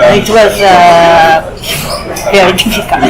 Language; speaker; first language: English; non-native, fluent; Japanese